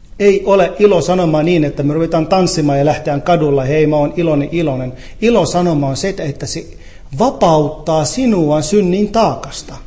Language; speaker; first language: Finnish; non-native, fluent; Arabic